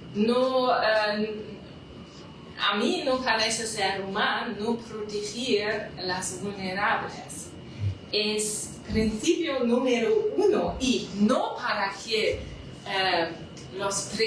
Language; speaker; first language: Spanish; non-native, learner; German